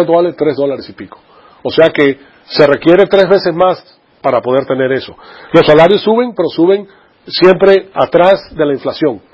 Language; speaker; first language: Spanish; native; Spanish